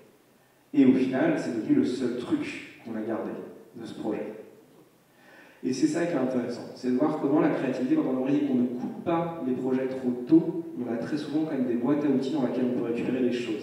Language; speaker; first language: French; native; French